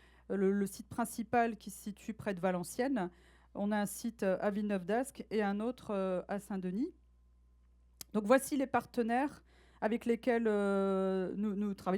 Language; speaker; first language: French; native; French